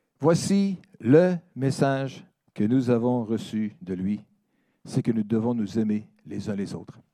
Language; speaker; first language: French; native; French